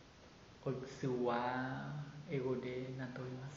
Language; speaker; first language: Japanese; non-native, learner; Vietnamese